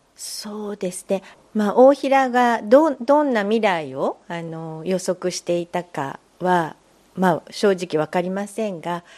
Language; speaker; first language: Japanese; native; Japanese